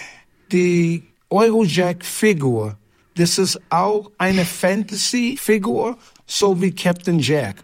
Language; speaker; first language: German; non-native, fluent; English